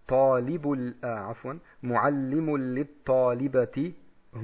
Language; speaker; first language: Arabic; non-native, fluent; German